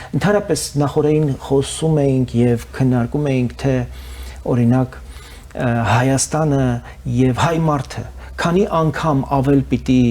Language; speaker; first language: Armenian; native; Armenian